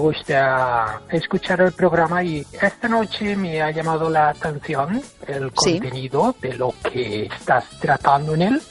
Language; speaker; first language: Spanish; non-native, fluent; English